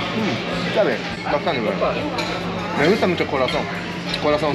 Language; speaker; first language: Spanish; non-native, fluent; Japanese